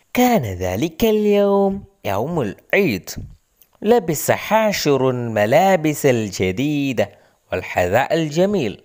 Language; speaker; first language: Arabic; non-native, fluent; Malayalam